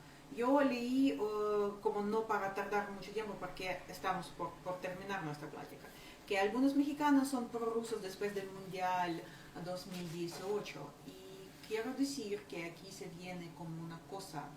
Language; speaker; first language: Spanish; non-native, fluent; Ukrainian